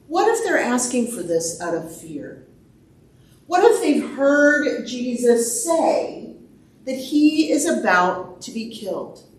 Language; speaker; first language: English; native; English